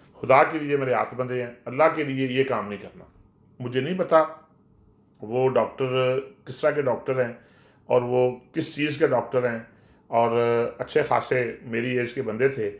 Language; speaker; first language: Urdu; non-native, local second language; Punjabi